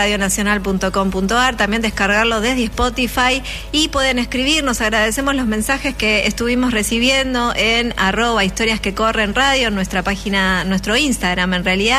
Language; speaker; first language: Spanish; native; Spanish